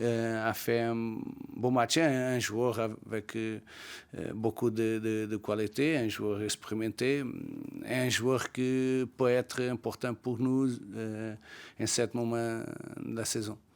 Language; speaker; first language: French; non-native, learner; Portuguese